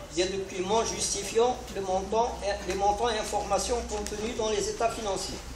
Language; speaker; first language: French; non-native, local second language; Arabic